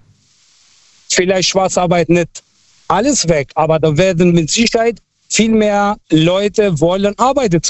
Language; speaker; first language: German; non-native, fluent; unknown